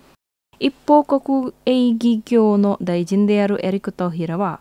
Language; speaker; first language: Japanese; non-native, fluent; Indonesian